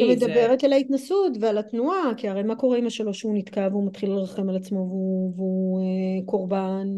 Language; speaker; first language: Hebrew; non-native, fluent; English